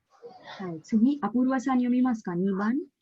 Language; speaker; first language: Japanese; non-native, fluent; Marathi